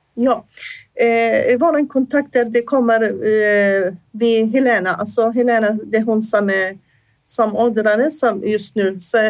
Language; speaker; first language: Swedish; non-native, fluent; Assyrian Neo-Aramaic